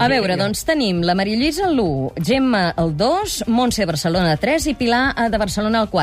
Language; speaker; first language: Catalan; native; Catalan